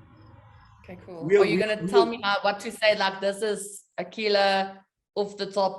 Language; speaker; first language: English; native; English